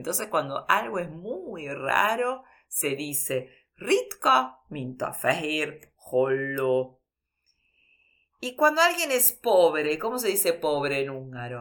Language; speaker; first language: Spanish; early bilingual, heritage; Spanish